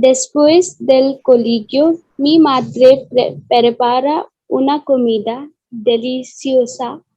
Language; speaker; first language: Spanish; non-native, learner; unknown